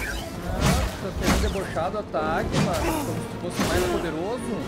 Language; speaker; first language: Portuguese; native; Portuguese